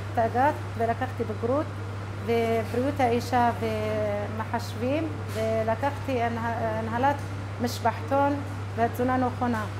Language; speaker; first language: Hebrew; non-native, local second language; Arabic